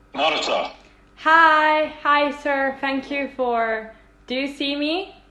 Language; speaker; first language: English; non-native, fluent; Italian